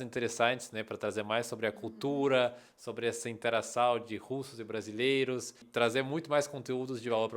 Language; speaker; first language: Portuguese; non-native, fluent; Russian